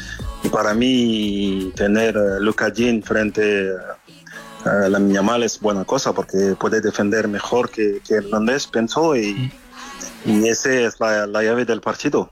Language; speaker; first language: Spanish; non-native, fluent; French